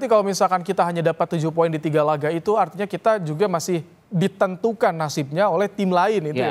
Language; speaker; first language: Indonesian; native; Indonesian